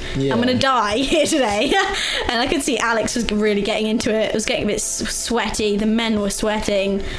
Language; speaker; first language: English; native; English